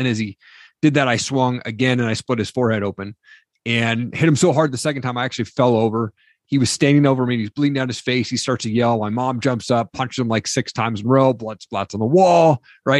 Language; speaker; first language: English; native; English